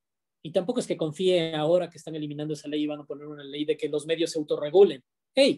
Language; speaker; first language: Spanish; native; Spanish